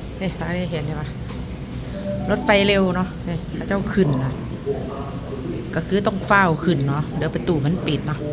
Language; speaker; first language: Thai; non-native, local second language; Northeastern Thai